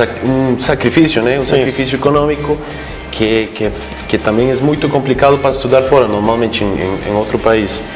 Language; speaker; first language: Portuguese; non-native, fluent; Spanish